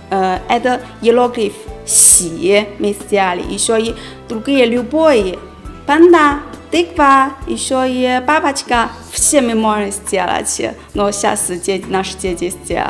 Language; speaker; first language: Russian; non-native, learner; Chinese